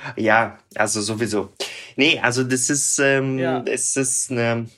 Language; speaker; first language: German; non-native, fluent; Russian